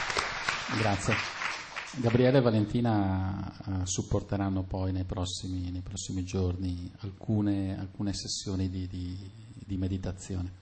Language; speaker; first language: Italian; native; Italian